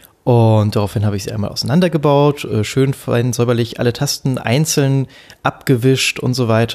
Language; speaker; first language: German; native; German